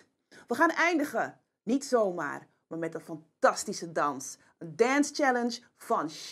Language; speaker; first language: Dutch; native; Dutch